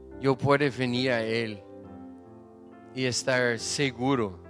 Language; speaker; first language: Spanish; non-native, fluent; Portuguese